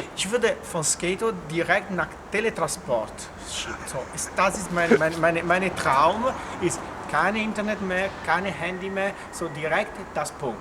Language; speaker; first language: German; non-native, learner; Italian